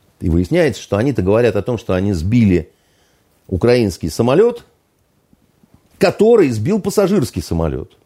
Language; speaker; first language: Russian; native; Russian